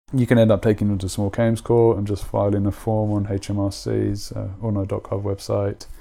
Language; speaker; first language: English; native; English